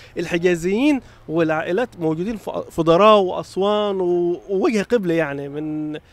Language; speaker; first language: Egyptian Arabic; native; Egyptian Arabic